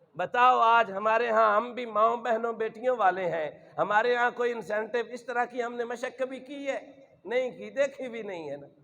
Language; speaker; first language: Urdu; non-native, local second language; Punjabi